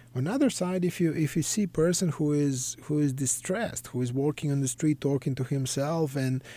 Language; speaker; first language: English; non-native, fluent; Serbian